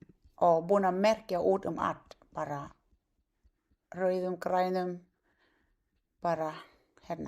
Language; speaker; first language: Icelandic; non-native, learner; Thai